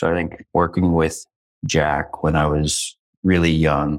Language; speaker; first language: English; native; English